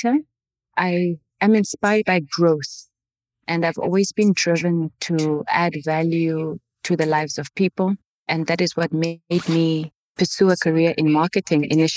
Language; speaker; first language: English; non-native, local second language; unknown